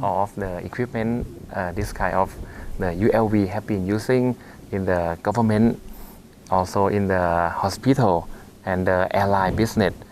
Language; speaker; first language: English; non-native, fluent; Thai